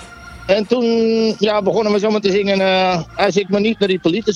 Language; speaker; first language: Dutch; native; Dutch